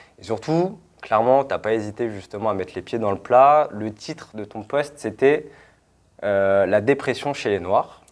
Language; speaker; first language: French; native; French